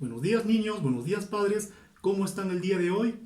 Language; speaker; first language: Spanish; native; Spanish